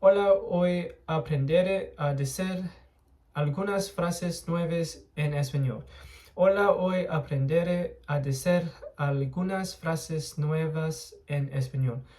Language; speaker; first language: Spanish; non-native, learner; English